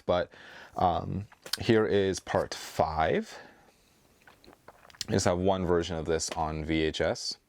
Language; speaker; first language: English; native; English